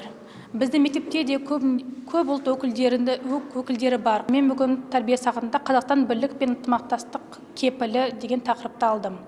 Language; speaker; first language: Kazakh; non-native, local second language; Turkish